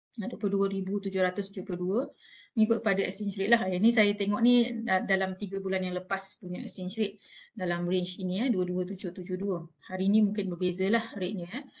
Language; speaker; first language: Malay; native; Malay